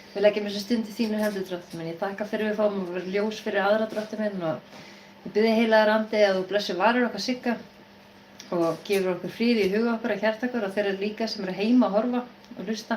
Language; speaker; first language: Icelandic; non-native, fluent; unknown